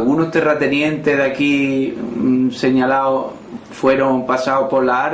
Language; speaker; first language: Spanish; native; Spanish